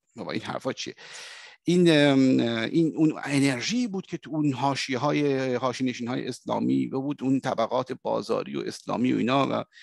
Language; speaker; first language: Persian; native; Persian